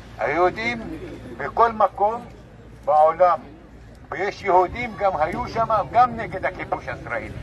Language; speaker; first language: Hebrew; non-native, local second language; Arabic